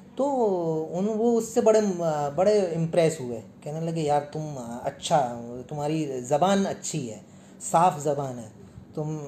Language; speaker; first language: Hindi; native; Hindi